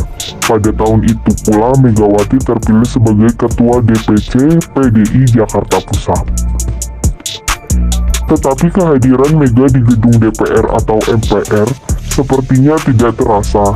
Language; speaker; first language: Indonesian; native; Indonesian